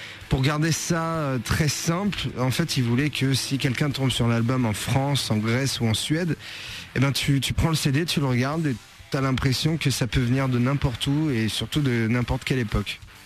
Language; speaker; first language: French; native; French